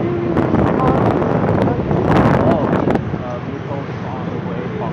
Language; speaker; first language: English; non-native, learner; Chinese